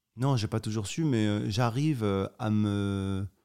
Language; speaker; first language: French; native; French